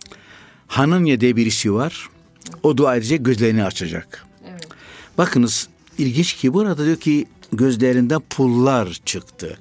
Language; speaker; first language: Turkish; non-native, fluent; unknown